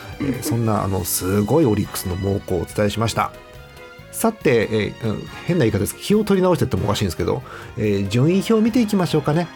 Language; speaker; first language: Japanese; native; Japanese